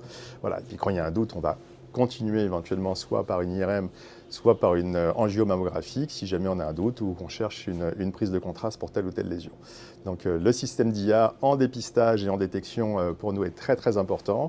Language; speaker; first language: French; native; French